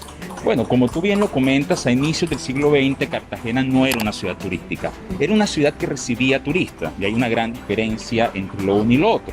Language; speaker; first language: Spanish; native; Spanish